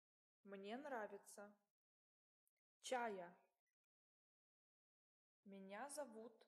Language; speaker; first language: Russian; non-native, learner; English